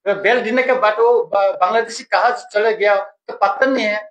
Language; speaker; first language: Hindi; non-native, local second language; Bangla